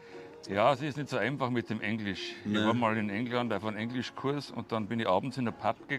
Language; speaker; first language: German; native; German